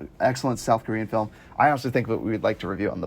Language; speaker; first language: English; native; English